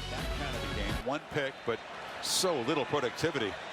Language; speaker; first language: English; native; English